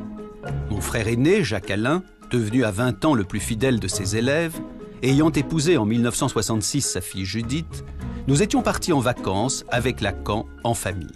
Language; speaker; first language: French; native; French